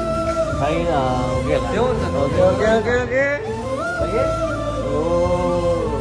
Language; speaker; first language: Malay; non-native, learner; Nepali